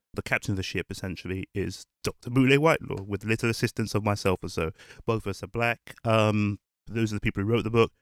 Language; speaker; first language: English; early bilingual, other home language; Yoruba